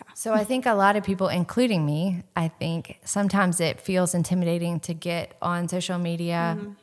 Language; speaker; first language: English; native; English